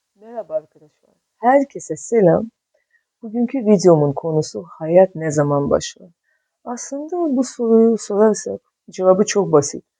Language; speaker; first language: Turkish; non-native, fluent; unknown